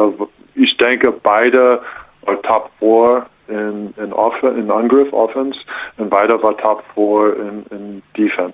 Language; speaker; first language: German; non-native, learner; English